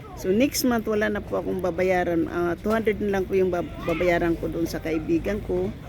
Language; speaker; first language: Filipino; non-native, local second language; Cebuano